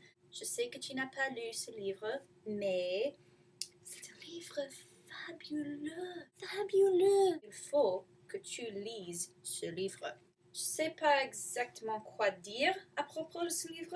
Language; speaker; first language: French; non-native, learner; English